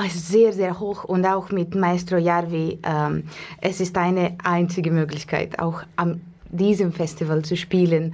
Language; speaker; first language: German; non-native, learner; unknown